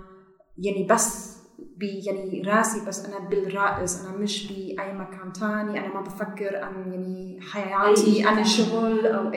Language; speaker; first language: Arabic; non-native, learner; German